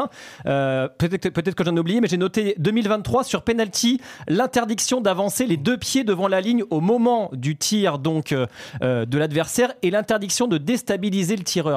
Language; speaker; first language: French; native; French